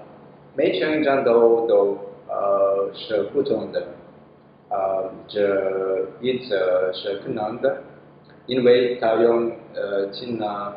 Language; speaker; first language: Chinese; non-native, learner; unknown